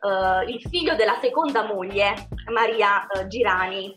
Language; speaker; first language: Italian; native; Italian